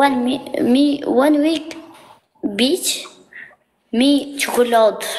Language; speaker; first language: English; non-native, learner; Albanian